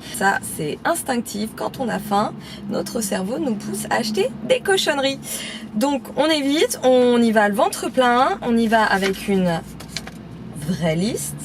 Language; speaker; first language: French; native; French